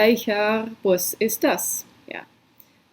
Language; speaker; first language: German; non-native, fluent; English